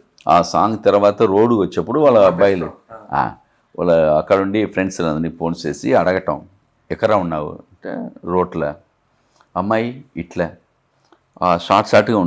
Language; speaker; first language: Telugu; non-native, learner; Tamil